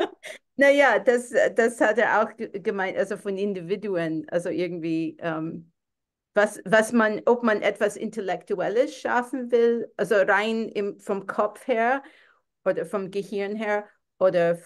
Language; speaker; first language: German; non-native, fluent; English